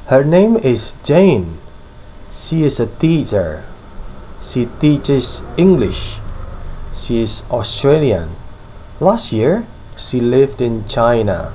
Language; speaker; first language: English; non-native, fluent; Indonesian